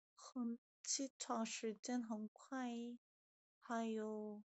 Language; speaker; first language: Chinese; non-native, learner; Korean